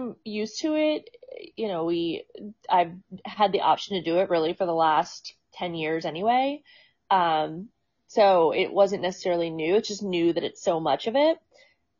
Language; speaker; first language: English; native; English